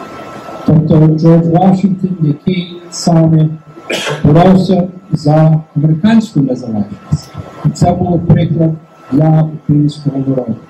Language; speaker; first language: Ukrainian; early bilingual, heritage; Ukrainian